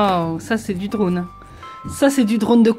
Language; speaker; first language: French; native; French